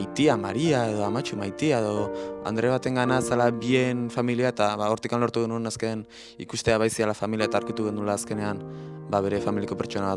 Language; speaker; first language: Basque; native; Basque